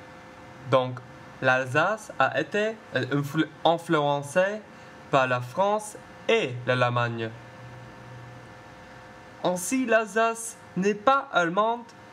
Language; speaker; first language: French; non-native, learner; English